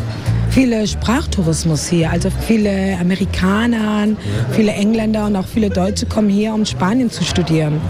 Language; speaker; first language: German; non-native, fluent; Spanish